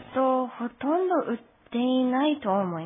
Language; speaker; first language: Japanese; non-native, fluent; English